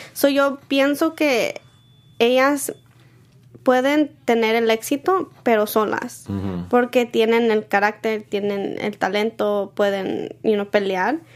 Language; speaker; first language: Spanish; early bilingual, heritage; Spanish